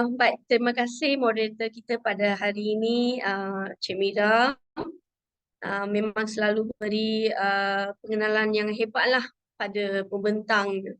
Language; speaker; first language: Malay; non-native, local second language; Tamil